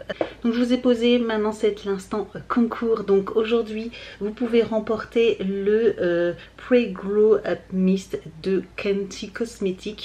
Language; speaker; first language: French; native; French